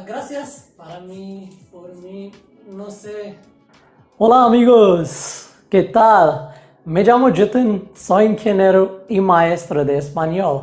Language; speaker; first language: Spanish; non-native, fluent; Hindi